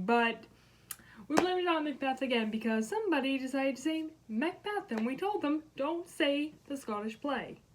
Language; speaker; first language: English; native; English